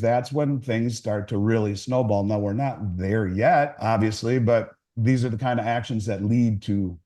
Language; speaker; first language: English; native; English